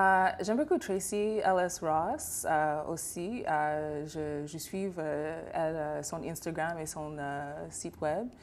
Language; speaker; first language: French; non-native, fluent; English